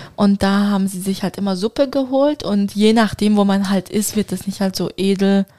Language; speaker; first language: German; non-native, fluent; Turkish